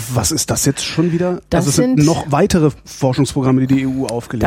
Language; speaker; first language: German; native; German